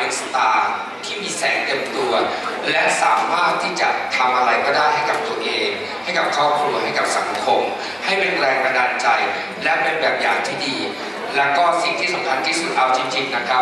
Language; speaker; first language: Thai; native; Thai